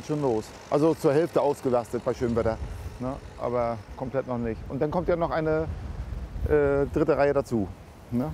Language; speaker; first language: German; native; German